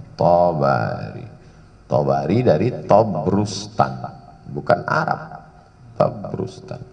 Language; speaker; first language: Indonesian; native; Indonesian